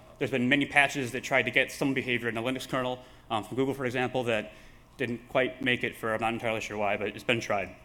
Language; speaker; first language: English; native; English